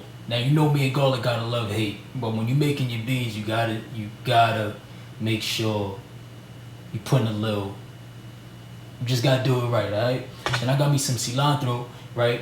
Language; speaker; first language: English; native; English